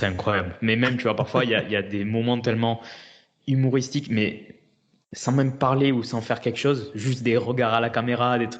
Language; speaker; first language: French; native; French